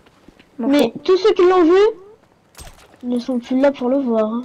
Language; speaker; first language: French; native; French